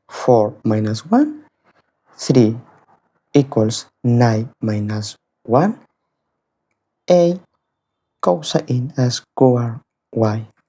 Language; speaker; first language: English; non-native, fluent; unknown